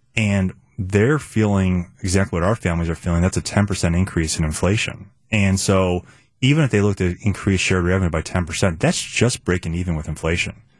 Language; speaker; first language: English; native; English